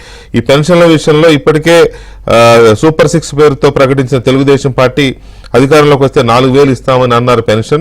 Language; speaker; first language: Telugu; native; Telugu